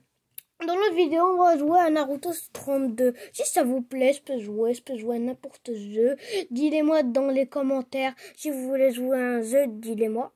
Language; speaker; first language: French; non-native, local second language; Arabic